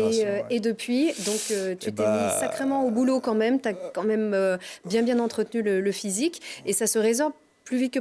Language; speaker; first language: French; native; French